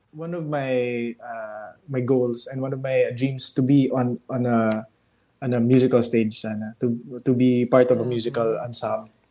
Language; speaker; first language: Filipino; native; Filipino